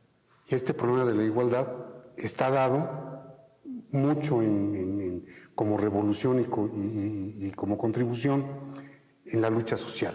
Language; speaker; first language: Spanish; native; Spanish